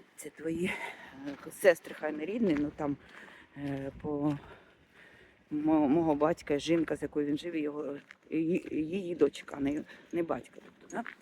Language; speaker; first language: Ukrainian; non-native, local second language; Russian